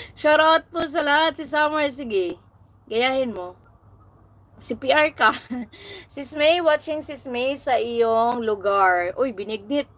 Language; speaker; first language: Filipino; non-native, local second language; Cebuano